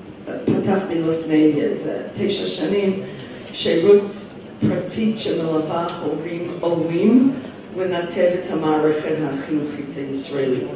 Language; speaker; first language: Hebrew; non-native, fluent; English